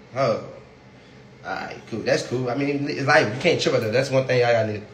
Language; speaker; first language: English; native; English